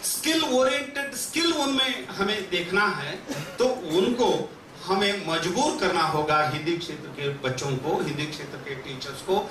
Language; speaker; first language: Hindi; non-native, local second language; Kannada